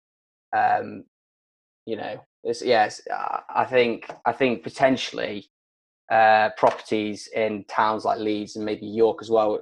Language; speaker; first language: English; native; English